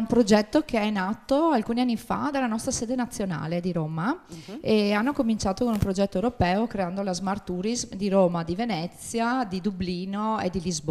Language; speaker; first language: Italian; native; Italian